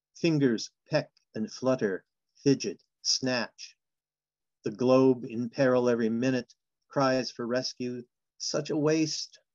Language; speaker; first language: English; native; English